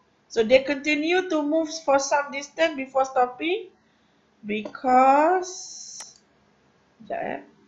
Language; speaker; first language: English; non-native, local second language; Malay